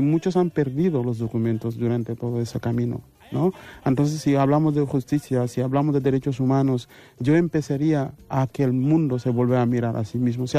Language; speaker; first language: Spanish; non-native, fluent; Wolof